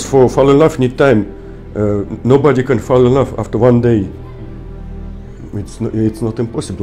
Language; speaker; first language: English; non-native, learner; Russian